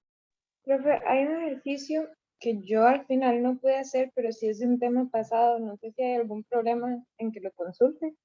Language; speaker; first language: Spanish; native; Spanish